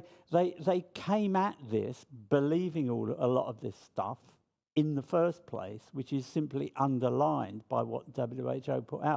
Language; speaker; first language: English; native; English